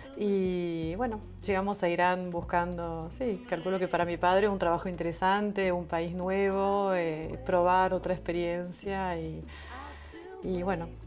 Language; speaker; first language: Spanish; non-native, fluent; French